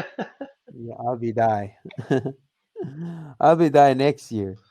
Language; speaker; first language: English; non-native, learner; Turkish